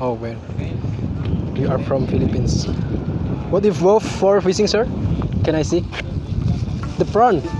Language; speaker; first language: English; non-native, learner; Indonesian